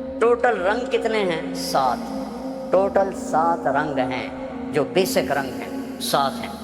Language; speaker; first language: Urdu; non-native, local second language; Punjabi